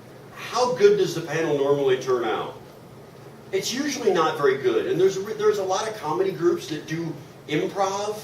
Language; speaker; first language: English; native; English